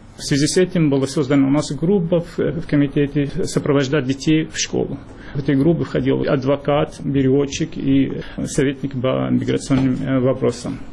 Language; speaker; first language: Russian; non-native, fluent; Arabic